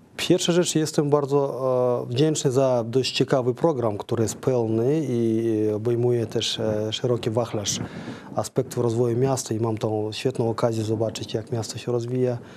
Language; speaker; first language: Polish; non-native, fluent; Kazakh